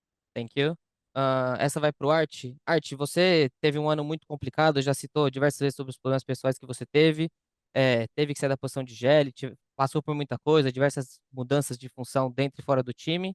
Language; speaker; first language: Portuguese; native; Portuguese